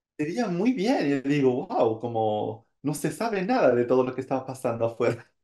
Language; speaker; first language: Spanish; non-native, fluent; French